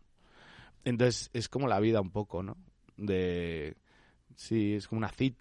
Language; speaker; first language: Spanish; native; Spanish